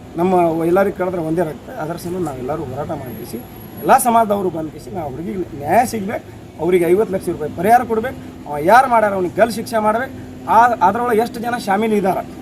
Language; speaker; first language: Kannada; non-native, local second language; Lambadi